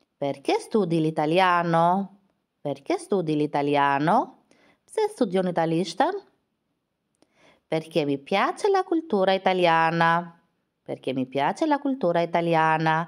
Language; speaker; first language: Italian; non-native, fluent; Albanian